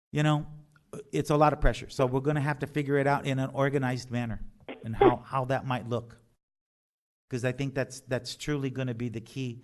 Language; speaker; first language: English; native; English